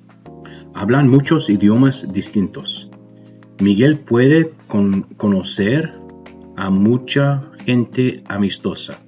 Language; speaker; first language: Spanish; non-native, learner; English